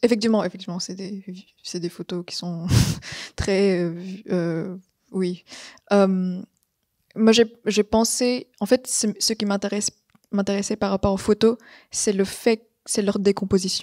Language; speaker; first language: French; non-native, fluent; Vietnamese